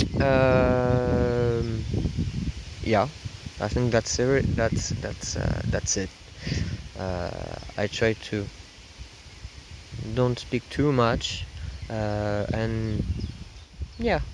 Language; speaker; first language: English; non-native, fluent; French